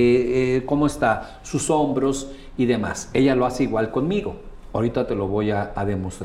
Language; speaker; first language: Spanish; native; Spanish